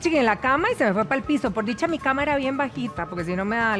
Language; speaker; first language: Spanish; native; Spanish